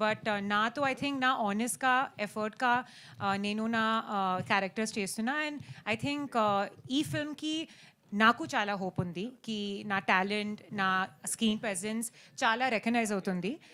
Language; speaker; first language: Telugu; non-native, learner; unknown